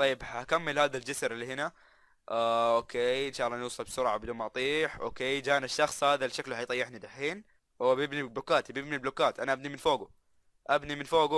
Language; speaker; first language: Arabic; native; Arabic